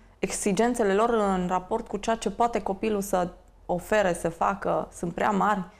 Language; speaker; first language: Romanian; native; Romanian